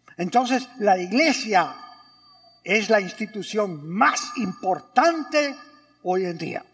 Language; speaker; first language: Spanish; early bilingual, heritage; Spanish